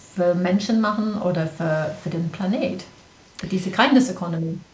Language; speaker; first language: German; non-native, fluent; English